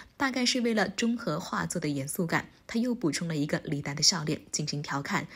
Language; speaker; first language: Chinese; native; Chinese